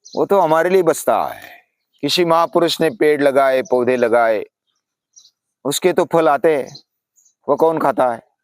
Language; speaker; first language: Hindi; non-native, local second language; Marathi